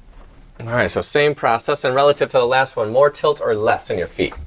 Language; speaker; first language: English; native; English